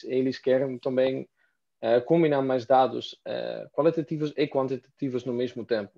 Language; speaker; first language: Portuguese; non-native, fluent; Dutch